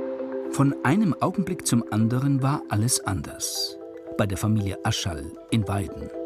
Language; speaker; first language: German; native; German